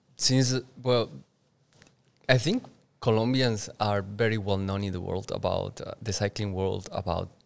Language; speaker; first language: English; non-native, fluent; Spanish